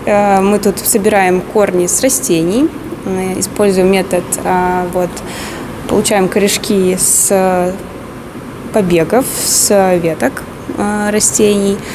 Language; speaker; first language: Russian; native; Russian